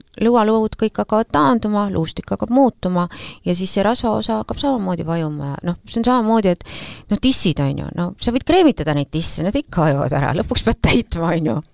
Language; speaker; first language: Estonian; native; Estonian